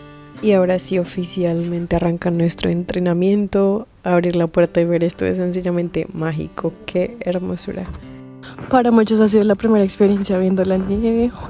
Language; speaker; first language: Spanish; native; Spanish